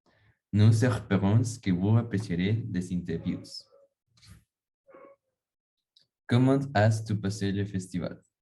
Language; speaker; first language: French; non-native, learner; Spanish